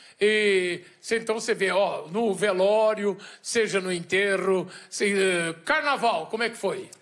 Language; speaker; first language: Portuguese; native; Portuguese